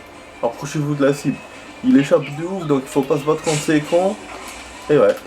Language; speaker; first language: French; native; French